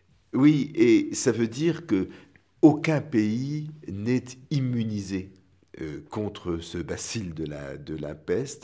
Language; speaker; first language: French; native; French